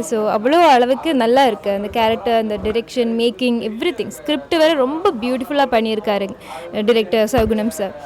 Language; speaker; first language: Tamil; non-native, fluent; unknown